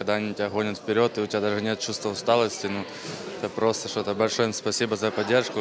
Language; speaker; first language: Russian; native; Russian